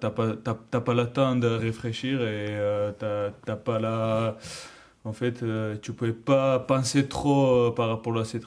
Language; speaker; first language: French; non-native, learner; Georgian